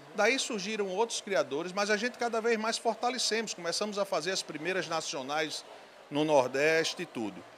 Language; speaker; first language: Portuguese; native; Portuguese